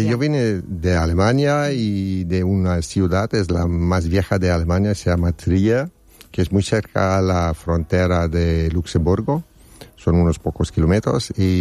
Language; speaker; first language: Spanish; non-native, fluent; German